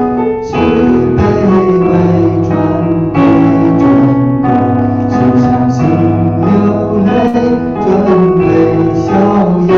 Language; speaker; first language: Chinese; native; Chinese